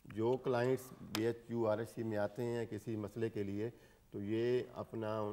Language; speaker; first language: Urdu; native; Urdu